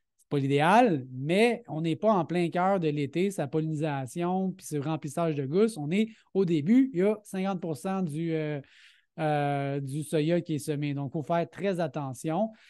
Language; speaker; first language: French; native; French